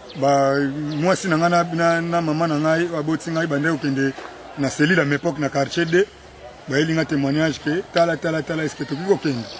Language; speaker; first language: Lingala; non-native, local second language; Kongo